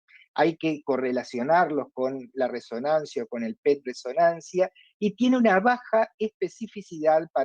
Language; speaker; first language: Spanish; native; Spanish